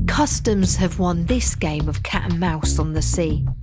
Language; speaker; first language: English; native; English